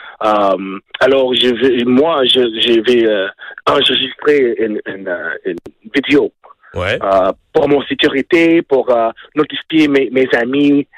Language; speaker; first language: French; non-native, learner; English